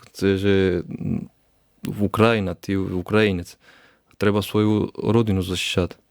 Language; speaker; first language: Ukrainian; non-native, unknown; Georgian